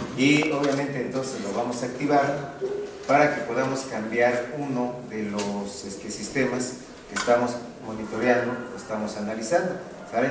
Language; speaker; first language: Spanish; native; Spanish